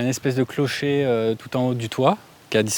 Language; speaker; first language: French; native; French